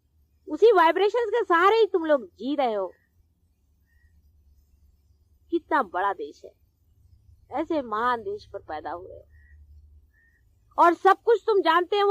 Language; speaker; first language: Hindi; non-native, local second language; Marathi